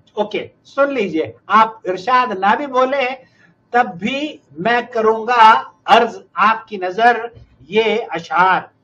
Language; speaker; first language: Urdu; native; Urdu